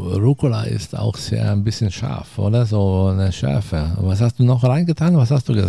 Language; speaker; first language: German; non-native, fluent; Italian